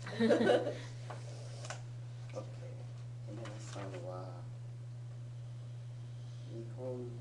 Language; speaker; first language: Japanese; non-native, learner; English